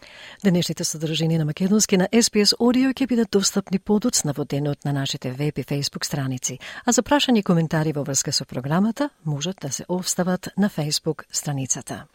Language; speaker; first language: Macedonian; native; Macedonian